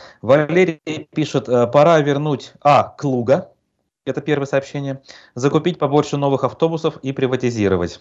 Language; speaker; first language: Russian; native; Russian